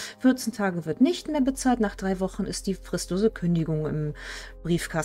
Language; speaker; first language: German; native; German